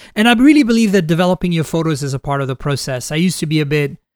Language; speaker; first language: English; non-native, fluent; French